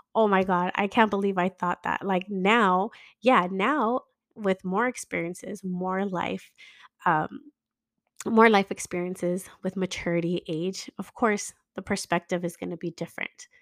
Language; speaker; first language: English; native; English